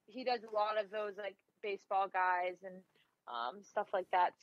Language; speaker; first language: English; native; English